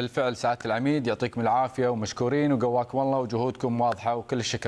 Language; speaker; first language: Arabic; native; Arabic